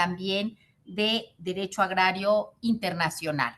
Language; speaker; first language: Spanish; native; Spanish